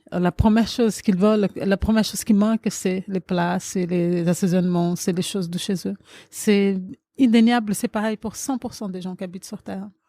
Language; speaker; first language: French; non-native, fluent; Portuguese